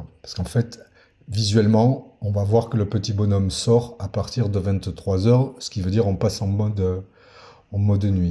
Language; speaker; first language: French; native; French